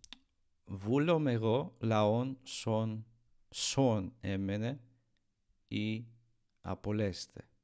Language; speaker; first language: Greek; non-native, learner; English